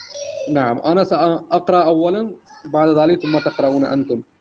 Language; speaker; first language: Arabic; non-native, fluent; Urdu